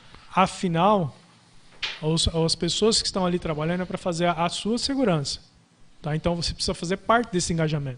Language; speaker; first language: Portuguese; native; Portuguese